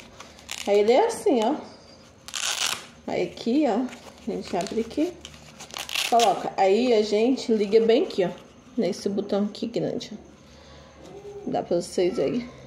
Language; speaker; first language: Portuguese; native; Portuguese